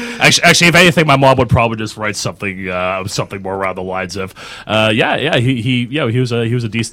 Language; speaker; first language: English; native; English